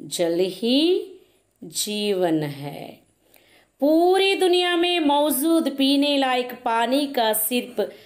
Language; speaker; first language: Hindi; non-native, local second language; Telugu